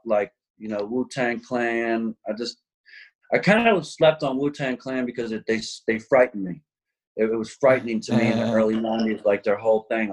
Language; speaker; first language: English; native; English